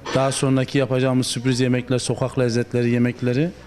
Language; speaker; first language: Turkish; native; Turkish